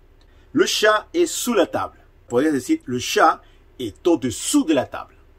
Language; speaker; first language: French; non-native, fluent; Spanish